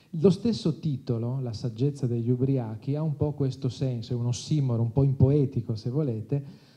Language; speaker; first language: Italian; native; Italian